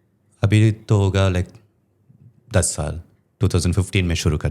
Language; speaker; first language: Hindi; non-native, local second language; Tamil